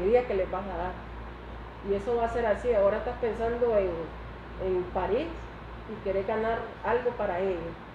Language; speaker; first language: Spanish; native; Spanish